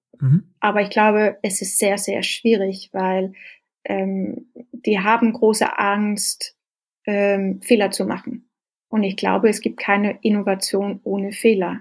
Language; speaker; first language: German; non-native, fluent; Danish